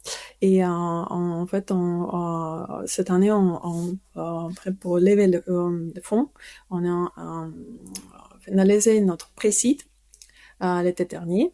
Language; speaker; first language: French; non-native, fluent; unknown